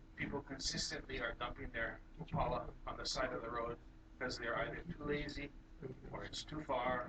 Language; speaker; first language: English; native; English